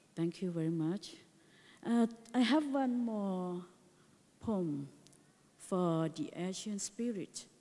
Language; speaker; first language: English; non-native, learner; Thai